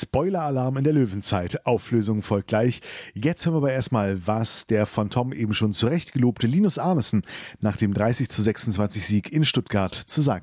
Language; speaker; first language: German; native; German